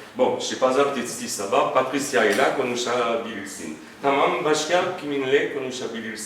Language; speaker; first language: Turkish; non-native, fluent; French